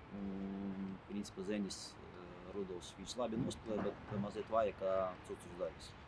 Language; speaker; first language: Latvian; non-native, local second language; Russian